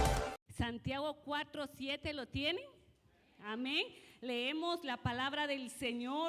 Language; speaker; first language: Spanish; native; Spanish